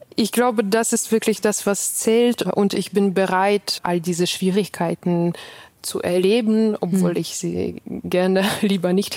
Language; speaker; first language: German; non-native, fluent; Ukrainian